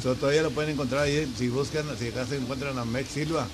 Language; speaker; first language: Spanish; native; Spanish